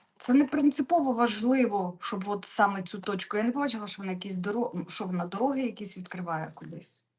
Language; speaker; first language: Ukrainian; non-native, local second language; Russian